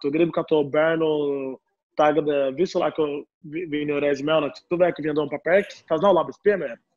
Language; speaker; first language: Latvian; non-native, learner; Portuguese